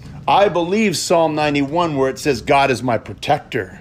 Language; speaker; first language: English; native; English